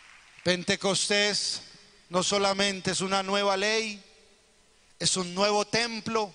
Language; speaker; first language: Spanish; native; Spanish